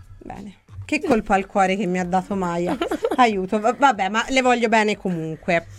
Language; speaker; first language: Italian; native; Italian